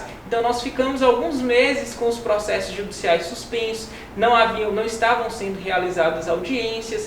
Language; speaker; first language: Portuguese; native; Portuguese